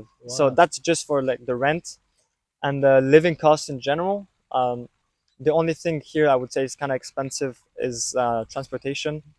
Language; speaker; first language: English; non-native, fluent; French